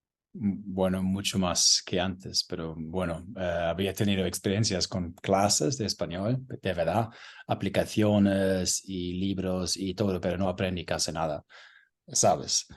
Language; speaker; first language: Spanish; non-native, learner; German